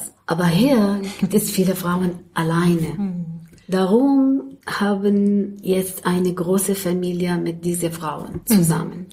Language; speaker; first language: German; non-native, learner; Arabic